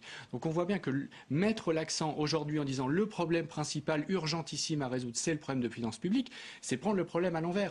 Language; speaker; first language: French; native; French